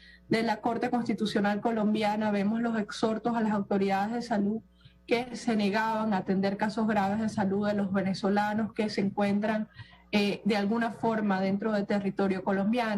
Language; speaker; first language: Spanish; native; Spanish